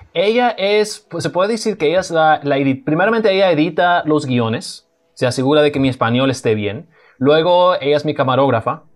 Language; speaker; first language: Spanish; non-native, fluent; German